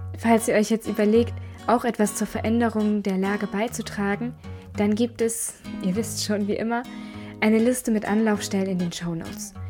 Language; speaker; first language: German; native; German